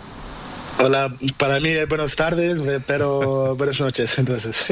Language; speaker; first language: Spanish; non-native, learner; Portuguese